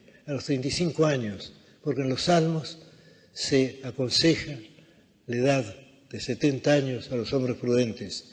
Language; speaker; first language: Spanish; native; Spanish